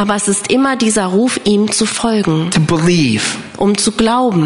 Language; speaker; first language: German; non-native, fluent; English